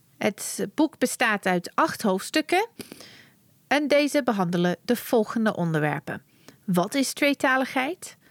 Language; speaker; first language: Dutch; non-native, fluent; English